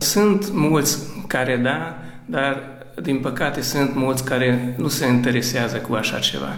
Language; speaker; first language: Romanian; early bilingual, heritage; Romanian